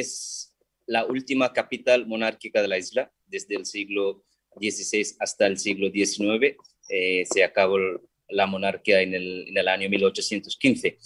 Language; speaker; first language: Spanish; non-native, fluent; Sinhala